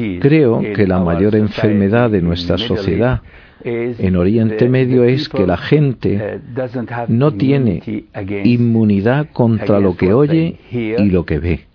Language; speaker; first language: Spanish; non-native, fluent; Arabic